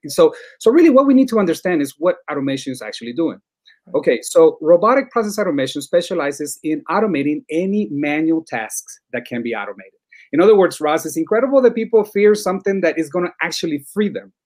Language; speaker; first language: English; non-native, fluent; Spanish